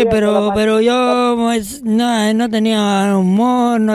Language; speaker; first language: Spanish; native; Spanish